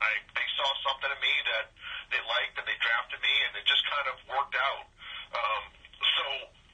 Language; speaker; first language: English; native; English